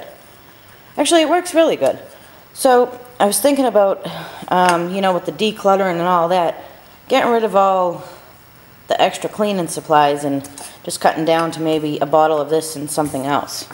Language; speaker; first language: English; native; English